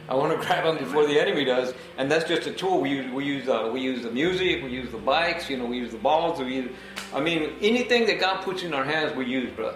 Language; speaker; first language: English; early bilingual, other home language; Spanish